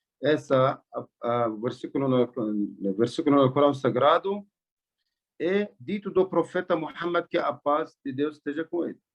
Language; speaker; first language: Portuguese; non-native, learner; Arabic